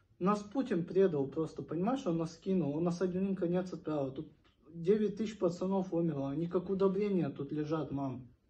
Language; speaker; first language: Russian; native; Russian